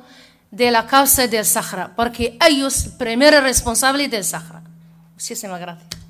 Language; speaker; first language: Spanish; non-native, learner; Arabic